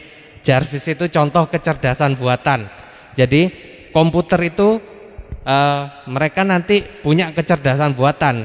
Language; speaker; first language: Indonesian; native; Indonesian